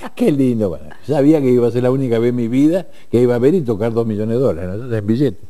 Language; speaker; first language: Spanish; native; Spanish